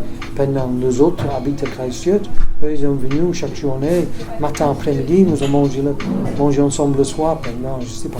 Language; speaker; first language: French; non-native, fluent; English